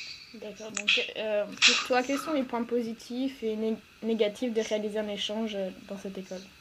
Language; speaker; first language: French; native; French